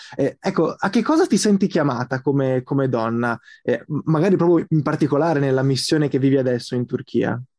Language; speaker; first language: Italian; native; Italian